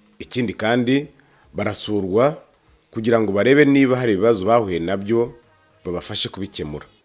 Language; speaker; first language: Kinyarwanda; native; Kinyarwanda